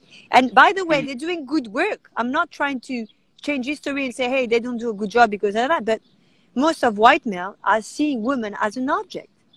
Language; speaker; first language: English; non-native, fluent; French